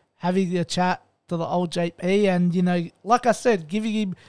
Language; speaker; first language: English; native; English